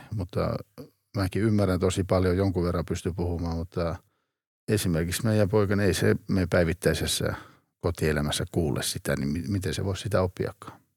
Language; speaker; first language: Finnish; native; Finnish